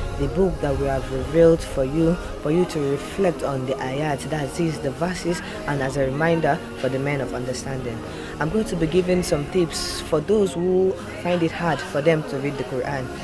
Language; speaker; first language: English; non-native, local second language; Yoruba